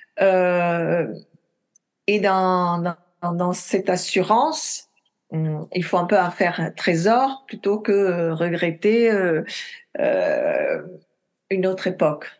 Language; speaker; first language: French; non-native, fluent; Italian